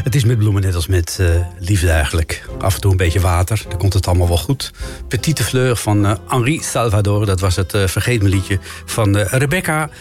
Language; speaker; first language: Dutch; native; Dutch